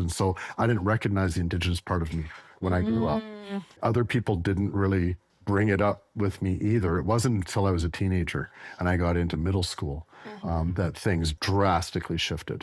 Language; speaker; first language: English; native; English